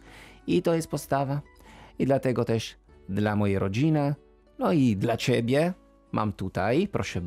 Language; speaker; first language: Polish; non-native, fluent; Italian